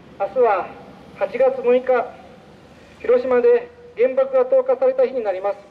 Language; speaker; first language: Japanese; native; Japanese